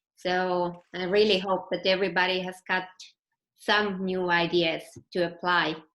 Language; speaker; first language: English; non-native, fluent; Estonian